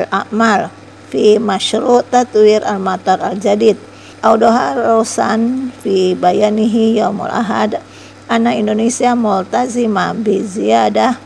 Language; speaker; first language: Arabic; non-native, fluent; Indonesian